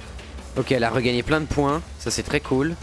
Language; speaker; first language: French; native; French